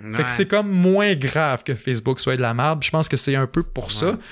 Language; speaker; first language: French; native; French